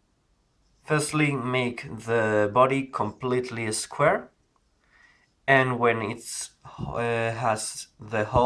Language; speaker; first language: English; non-native, learner; Spanish